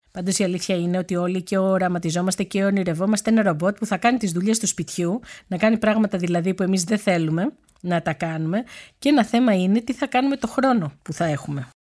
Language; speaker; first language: Greek; native; Greek